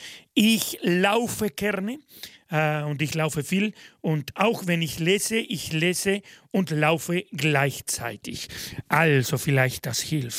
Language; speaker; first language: German; non-native, fluent; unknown